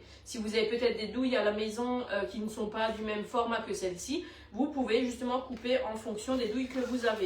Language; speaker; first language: French; native; French